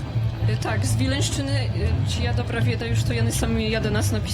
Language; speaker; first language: Polish; non-native, learner; Belarusian